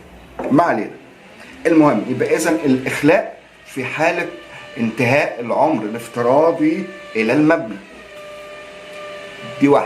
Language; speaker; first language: Arabic; native; Arabic